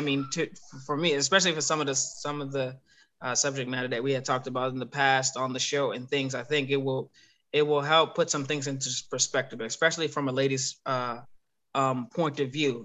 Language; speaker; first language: English; native; English